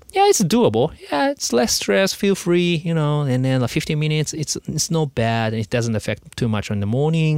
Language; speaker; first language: English; non-native, learner; Japanese